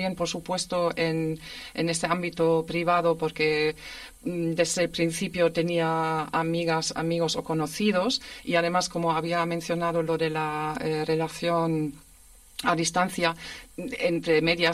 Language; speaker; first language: Spanish; non-native, fluent; German